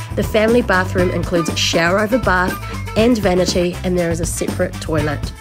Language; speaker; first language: English; native; English